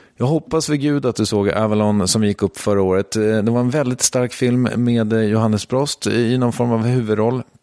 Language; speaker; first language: Swedish; native; Swedish